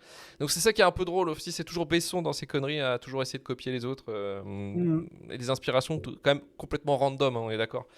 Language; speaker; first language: French; native; French